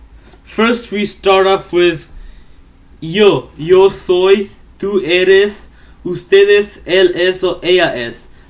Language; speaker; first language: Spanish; non-native, learner; English